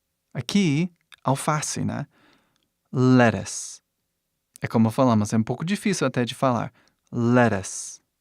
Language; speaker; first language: Portuguese; non-native, fluent; English